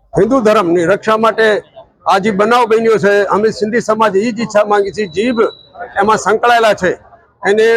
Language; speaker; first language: Gujarati; non-native, local second language; Sindhi